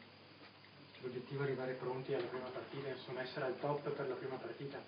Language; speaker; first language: Italian; native; Italian